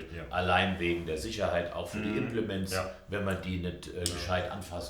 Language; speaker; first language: German; native; German